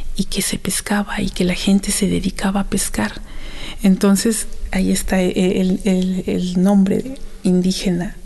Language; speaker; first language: Spanish; native; Spanish